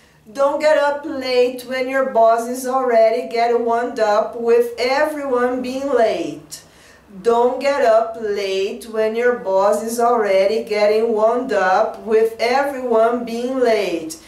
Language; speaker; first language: English; non-native, fluent; Portuguese